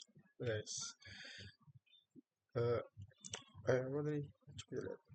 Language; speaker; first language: English; non-native, learner; Indonesian